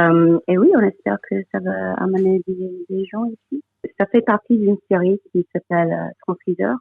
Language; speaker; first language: French; non-native, fluent; English